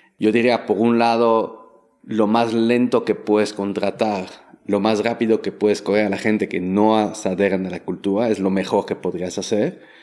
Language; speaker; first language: Spanish; non-native, fluent; French